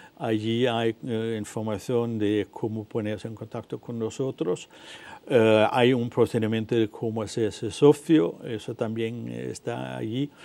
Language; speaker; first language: Spanish; non-native, fluent; Danish